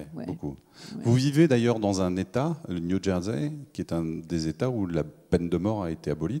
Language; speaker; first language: French; native; French